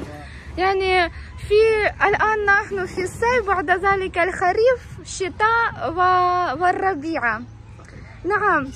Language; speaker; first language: Arabic; non-native, fluent; Ukrainian